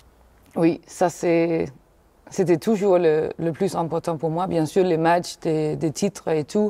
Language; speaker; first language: French; non-native, fluent; Danish